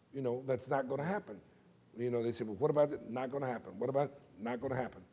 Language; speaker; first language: English; native; English